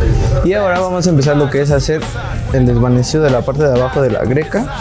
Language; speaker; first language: Spanish; native; Spanish